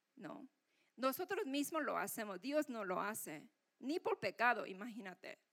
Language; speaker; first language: Spanish; non-native, fluent; Korean